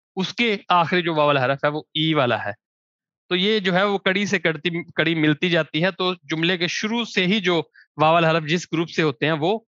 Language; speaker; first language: Urdu; non-native, local second language; Punjabi